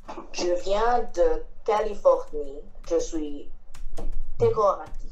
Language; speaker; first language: French; non-native, learner; Chinese